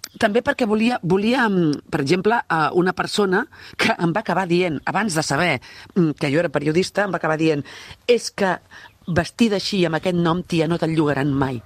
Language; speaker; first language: Catalan; native; Catalan